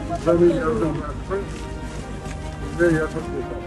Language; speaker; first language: Turkish; non-native, learner; Crimean Tatar